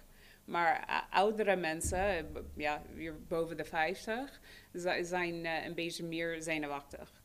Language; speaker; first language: Dutch; non-native, fluent; English